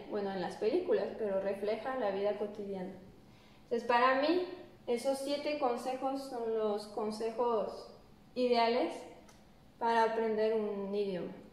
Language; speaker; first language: Spanish; non-native, fluent; French